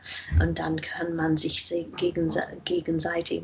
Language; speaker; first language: German; non-native, fluent; English